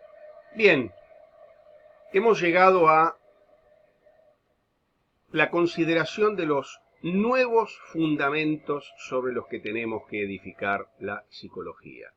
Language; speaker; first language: Spanish; native; Spanish